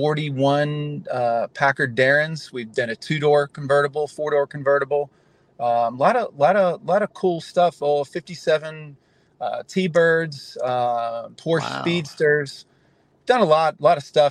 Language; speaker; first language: English; native; English